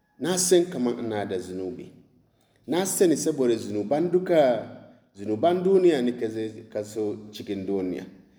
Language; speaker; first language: Hausa; non-native, local second language; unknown